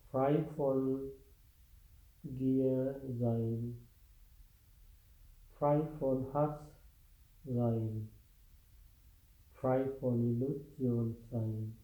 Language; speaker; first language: German; non-native, fluent; Sinhala